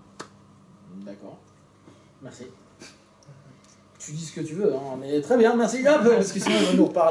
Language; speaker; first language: French; native; French